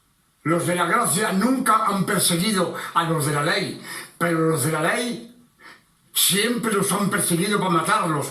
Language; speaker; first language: Spanish; non-native, fluent; French